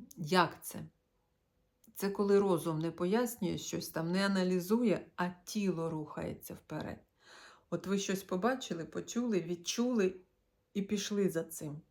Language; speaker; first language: Ukrainian; non-native, local second language; Russian